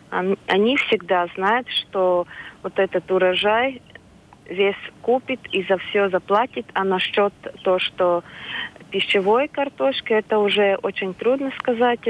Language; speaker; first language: Russian; non-native, local second language; Latvian